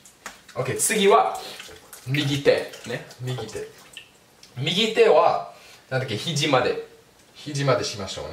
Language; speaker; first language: Japanese; non-native, fluent; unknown